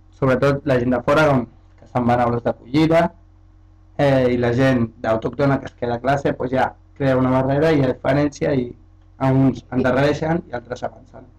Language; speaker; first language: Catalan; early bilingual, other home language; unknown